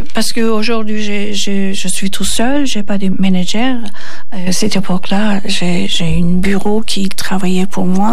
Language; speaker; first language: French; non-native, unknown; Turkish